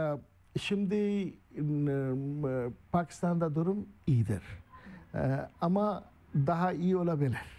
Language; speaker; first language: Turkish; non-native, learner; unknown